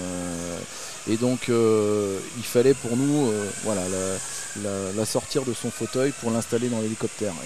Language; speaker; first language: French; native; French